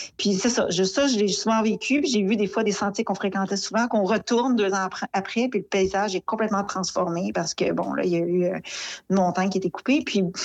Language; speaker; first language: French; native; French